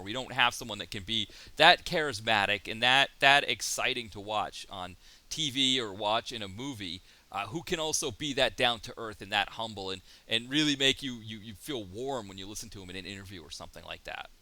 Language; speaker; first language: English; native; English